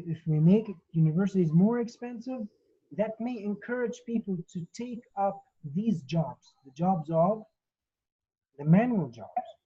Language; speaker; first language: English; non-native, fluent; Arabic